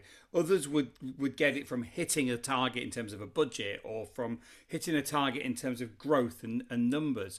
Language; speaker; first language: English; native; English